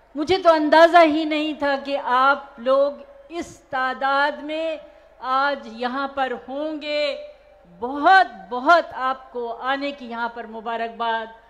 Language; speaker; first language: Urdu; native; Urdu